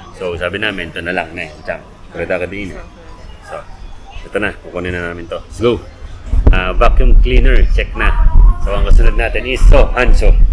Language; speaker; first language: Filipino; native; Filipino